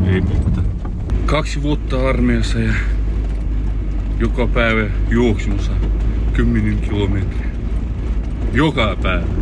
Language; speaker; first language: Finnish; non-native, learner; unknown